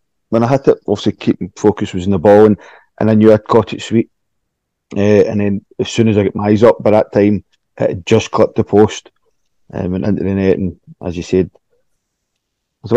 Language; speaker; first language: English; native; English